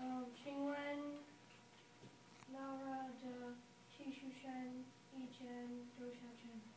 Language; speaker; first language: Chinese; non-native, learner; English